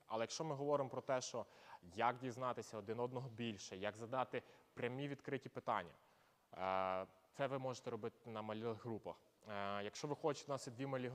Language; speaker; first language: Ukrainian; native; Ukrainian